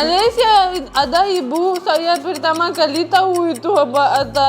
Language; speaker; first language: Indonesian; non-native, learner; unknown